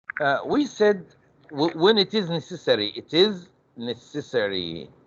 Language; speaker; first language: English; non-native, fluent; Arabic